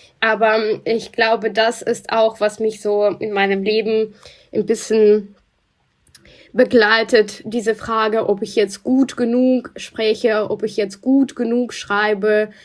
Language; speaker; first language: German; non-native, fluent; Russian